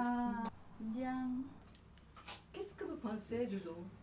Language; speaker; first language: French; non-native, learner; Japanese